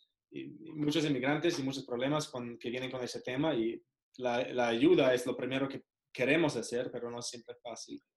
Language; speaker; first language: Spanish; non-native, fluent; German